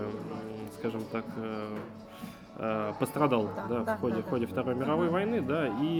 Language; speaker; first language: Russian; native; Russian